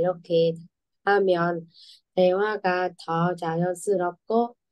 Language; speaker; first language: Korean; non-native, learner; Vietnamese